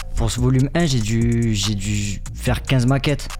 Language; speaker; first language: French; native; French